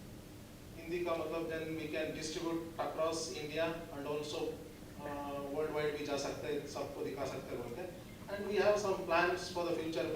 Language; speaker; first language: Hindi; non-native, local second language; Kannada